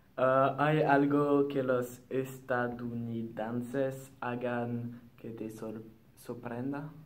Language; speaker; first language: Spanish; non-native, learner; English